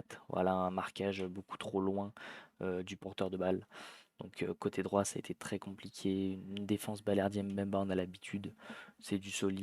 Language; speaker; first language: French; native; French